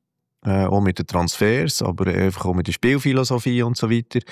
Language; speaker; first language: German; native; German